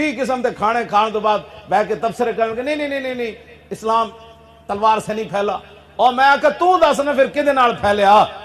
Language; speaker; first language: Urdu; non-native, local second language; Punjabi